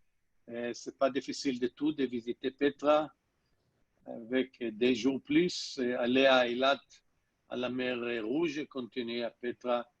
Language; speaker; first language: French; non-native, learner; Hebrew